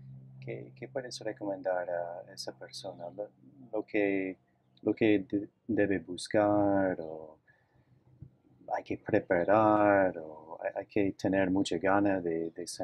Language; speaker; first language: Spanish; non-native, fluent; English